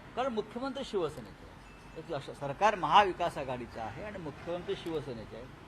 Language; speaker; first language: Marathi; native; Marathi